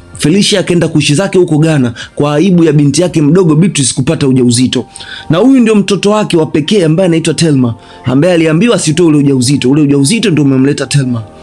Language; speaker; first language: Swahili; native; Swahili